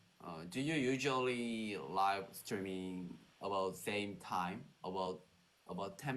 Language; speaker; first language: English; non-native, learner; Korean